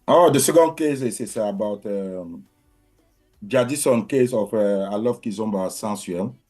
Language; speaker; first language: English; non-native, learner; French